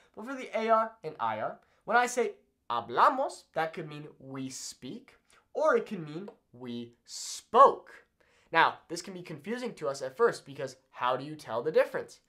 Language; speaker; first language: English; native; English